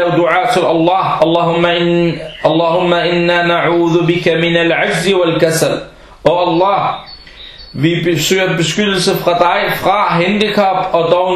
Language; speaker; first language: Danish; early bilingual, other home language; Arabic